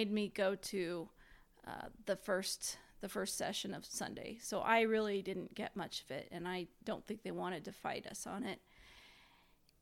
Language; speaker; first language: English; native; English